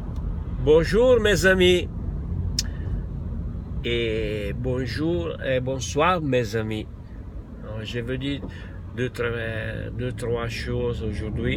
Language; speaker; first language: French; non-native, learner; Italian